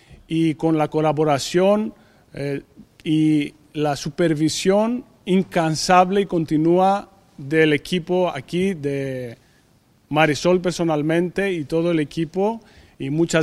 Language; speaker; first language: Spanish; non-native, fluent; Greek